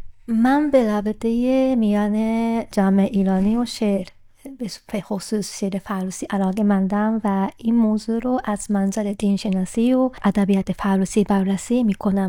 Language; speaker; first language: Persian; non-native, fluent; Japanese